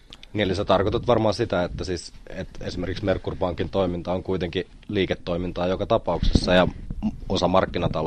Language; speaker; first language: Finnish; native; Finnish